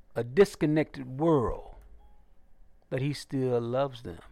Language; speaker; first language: English; native; English